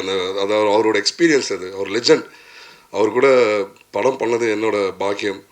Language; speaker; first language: Tamil; non-native, learner; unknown